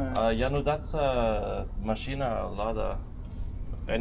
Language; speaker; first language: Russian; non-native, learner; English